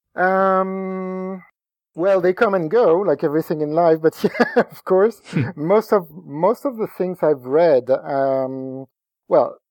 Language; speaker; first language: English; non-native, fluent; French